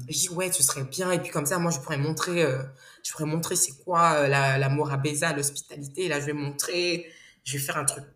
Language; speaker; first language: French; non-native, local second language; Bambara